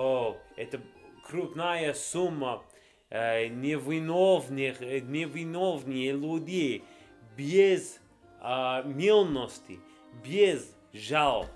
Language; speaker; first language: Russian; non-native, learner; English